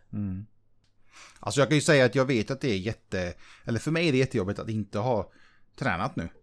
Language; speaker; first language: Swedish; native; Swedish